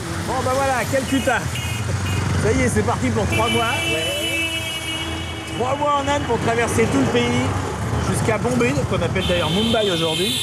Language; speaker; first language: French; native; French